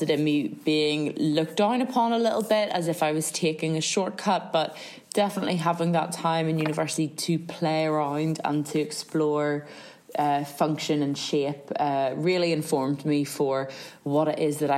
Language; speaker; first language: English; native; English